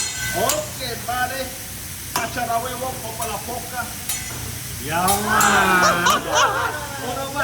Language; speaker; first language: Spanish; non-native, learner; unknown